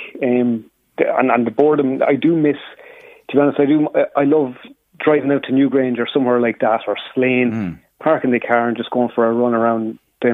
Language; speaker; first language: English; native; English